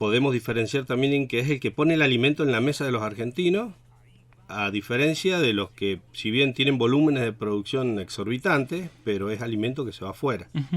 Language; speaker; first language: Spanish; native; Spanish